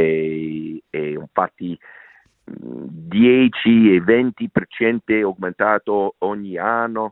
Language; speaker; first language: Italian; non-native, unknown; English